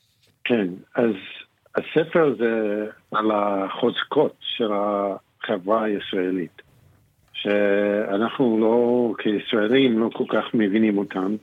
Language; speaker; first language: Hebrew; non-native, fluent; English